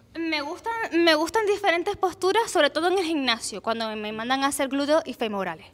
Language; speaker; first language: Spanish; native; Spanish